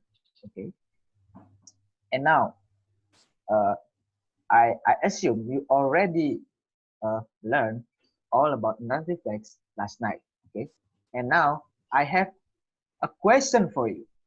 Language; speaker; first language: English; non-native, learner; Indonesian